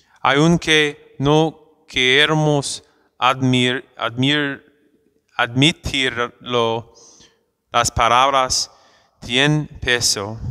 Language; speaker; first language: Spanish; non-native, fluent; English